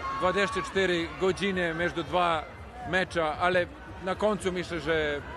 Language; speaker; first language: Polish; non-native, learner; Serbian